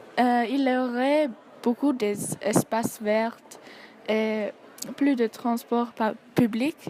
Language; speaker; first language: French; non-native, learner; English